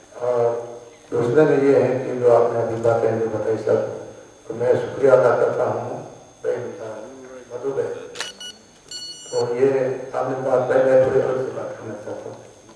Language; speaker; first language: Hindi; native; Hindi